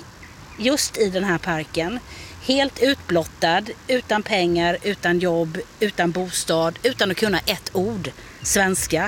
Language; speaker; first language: Swedish; native; Swedish